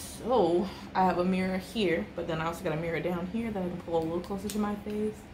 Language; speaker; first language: English; native; English